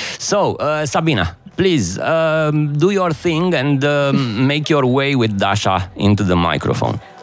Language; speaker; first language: English; non-native, fluent; Romanian